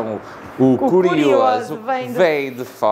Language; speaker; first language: Portuguese; native; Portuguese